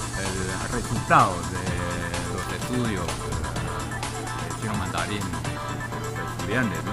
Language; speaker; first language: Spanish; non-native, fluent; Chinese